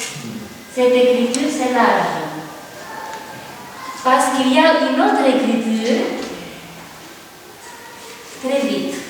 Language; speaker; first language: French; non-native, fluent; Italian